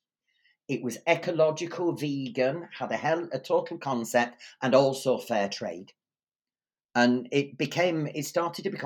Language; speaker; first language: English; native; English